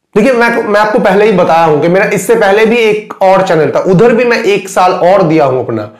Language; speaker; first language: Hindi; non-native, local second language; Bangla